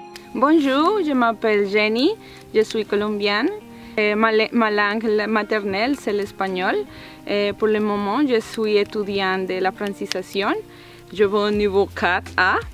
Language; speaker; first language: French; non-native, learner; Spanish